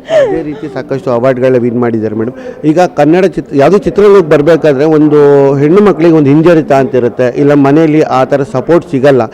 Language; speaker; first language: Kannada; native; Kannada